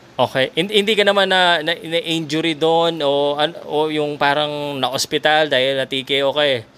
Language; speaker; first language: Filipino; native; Filipino